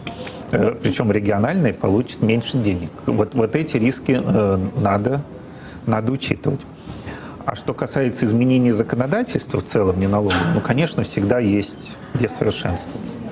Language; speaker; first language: Russian; native; Russian